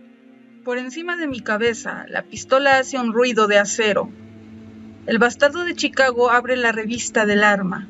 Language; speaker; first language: Spanish; native; Spanish